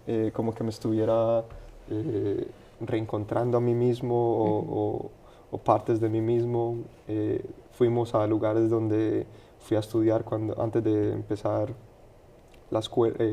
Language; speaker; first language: Spanish; early bilingual, heritage; Spanish